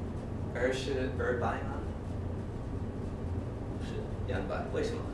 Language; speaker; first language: Chinese; non-native, fluent; English